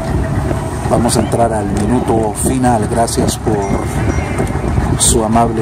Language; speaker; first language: Spanish; native; Spanish